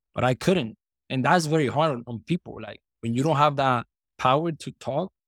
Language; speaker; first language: English; non-native, fluent; Spanish